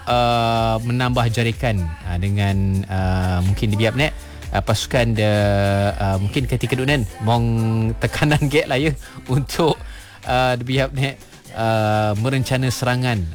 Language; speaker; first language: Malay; non-native, local second language; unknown